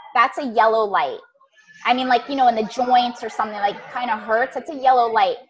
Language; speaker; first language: English; native; English